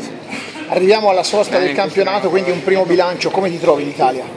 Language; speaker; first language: Italian; native; Italian